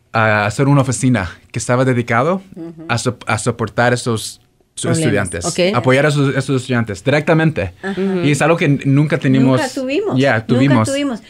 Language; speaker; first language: Spanish; early bilingual, heritage; Spanish